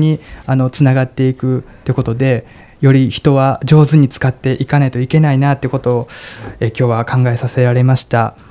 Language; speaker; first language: Japanese; native; Japanese